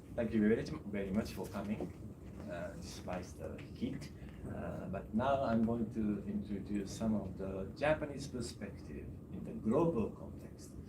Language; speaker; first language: English; non-native, fluent; Japanese